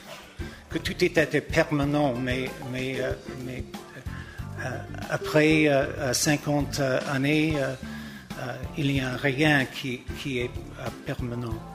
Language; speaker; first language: French; non-native, learner; English